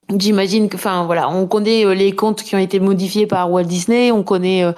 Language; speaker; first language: French; native; French